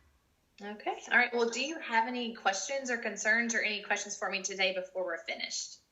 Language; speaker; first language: English; native; English